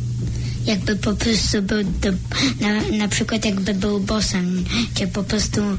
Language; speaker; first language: Polish; early bilingual, heritage; Polish